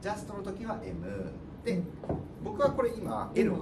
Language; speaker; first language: Japanese; native; Japanese